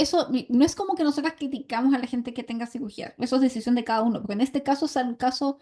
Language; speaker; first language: Spanish; native; Spanish